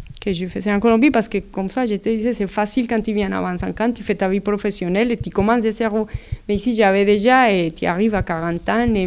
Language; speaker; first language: French; non-native, fluent; Spanish